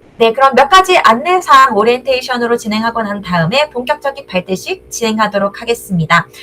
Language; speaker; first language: Korean; native; Korean